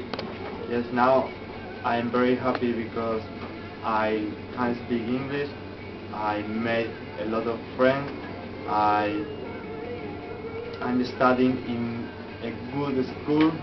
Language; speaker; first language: English; non-native, learner; Spanish